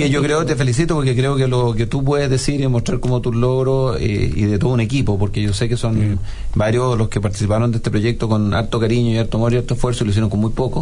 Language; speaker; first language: Spanish; native; Spanish